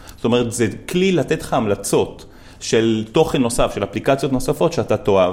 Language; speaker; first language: Hebrew; native; Hebrew